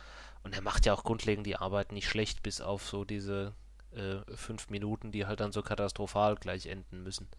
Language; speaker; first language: German; native; German